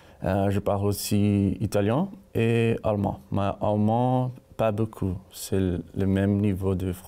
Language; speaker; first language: French; non-native, learner; Portuguese